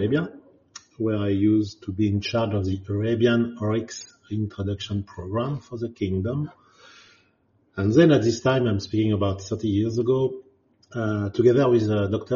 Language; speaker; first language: English; non-native, fluent; French